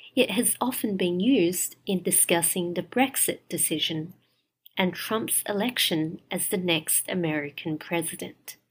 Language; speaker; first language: English; non-native, fluent; Chinese